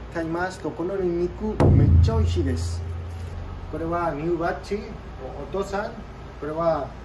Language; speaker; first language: Japanese; non-native, learner; Spanish